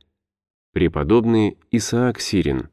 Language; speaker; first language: Russian; native; Russian